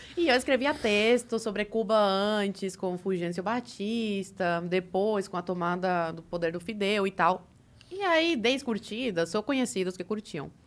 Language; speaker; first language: Portuguese; early bilingual, other home language; Spanish